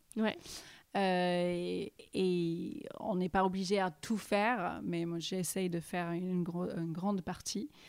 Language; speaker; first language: French; early bilingual, heritage; English